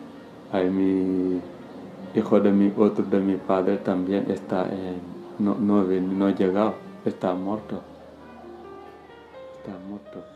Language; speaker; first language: Spanish; non-native, learner; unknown